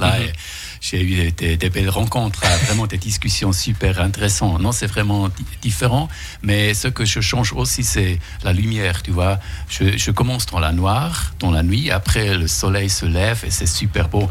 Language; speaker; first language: French; non-native, fluent; Swiss German